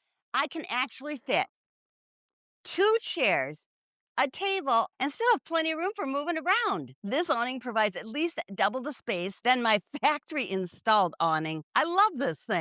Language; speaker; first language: English; native; English